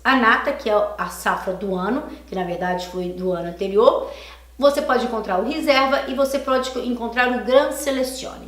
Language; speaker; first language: Portuguese; native; Portuguese